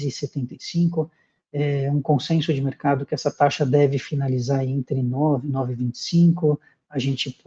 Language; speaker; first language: Portuguese; native; Portuguese